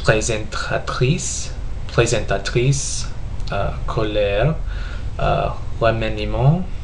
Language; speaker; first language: French; non-native, learner; English